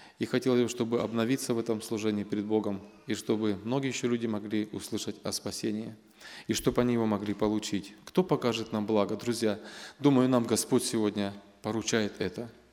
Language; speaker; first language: Russian; non-native, local second language; Armenian